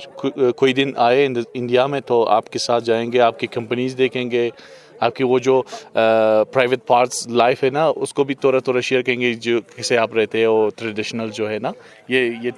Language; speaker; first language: Hindi; non-native, learner; Persian